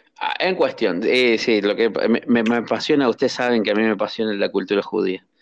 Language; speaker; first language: Spanish; native; Spanish